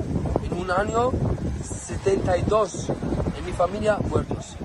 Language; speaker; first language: Spanish; non-native, learner; Arabic